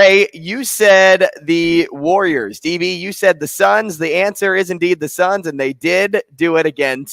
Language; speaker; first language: English; native; English